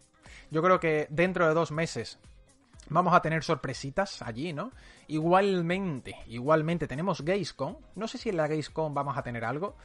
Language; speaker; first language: Spanish; native; Spanish